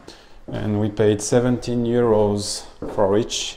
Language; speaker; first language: English; non-native, fluent; French